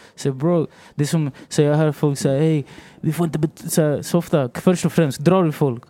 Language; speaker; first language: Swedish; early bilingual, other home language; Spanish